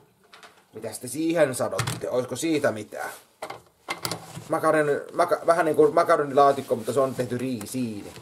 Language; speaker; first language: Finnish; native; Finnish